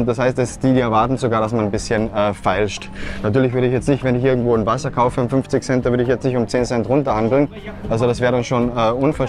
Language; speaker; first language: German; native; German